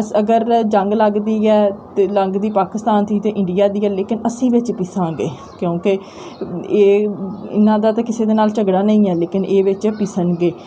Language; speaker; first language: Punjabi; native; Punjabi